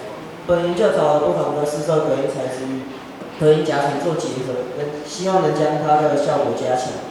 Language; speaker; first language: Chinese; native; Chinese